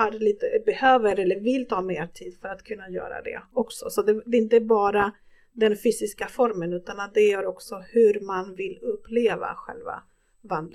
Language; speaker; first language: Swedish; non-native, fluent; Spanish